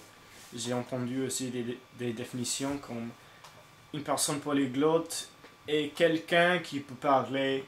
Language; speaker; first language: French; non-native, learner; English